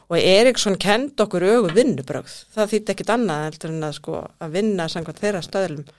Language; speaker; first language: Icelandic; native; Icelandic